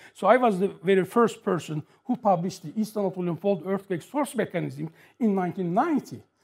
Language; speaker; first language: English; non-native, fluent; Turkish